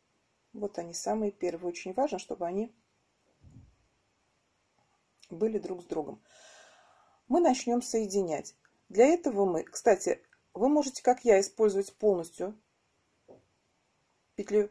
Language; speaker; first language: Russian; native; Russian